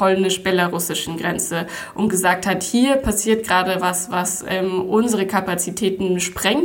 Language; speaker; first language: German; native; German